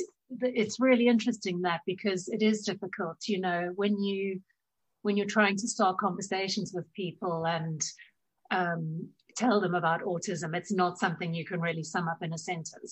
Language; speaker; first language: English; native; English